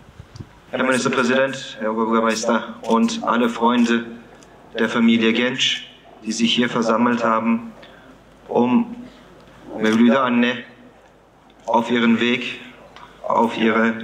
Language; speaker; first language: German; early bilingual, other home language; Turkish